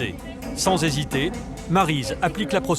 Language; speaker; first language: French; native; French